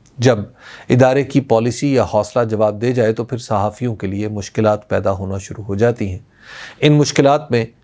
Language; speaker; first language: Urdu; non-native, local second language; Punjabi